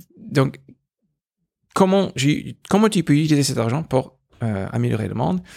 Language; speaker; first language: French; non-native, fluent; English